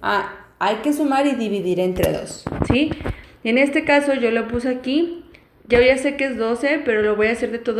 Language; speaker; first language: Spanish; native; Spanish